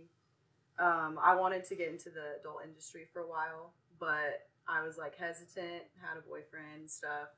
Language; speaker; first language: English; native; English